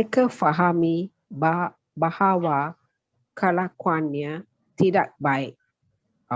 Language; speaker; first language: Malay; non-native, learner; Tamil